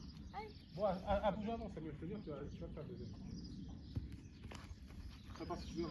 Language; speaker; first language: French; native; French